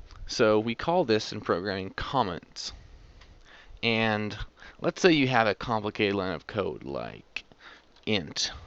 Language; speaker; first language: English; native; English